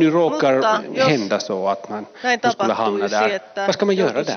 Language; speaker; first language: Swedish; non-native, fluent; Finnish